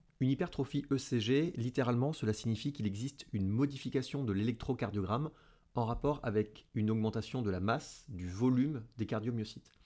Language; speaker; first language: French; native; French